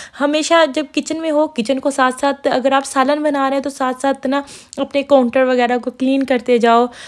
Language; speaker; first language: Urdu; non-native, local second language; Punjabi